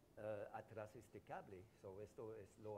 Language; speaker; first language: Spanish; non-native, fluent; French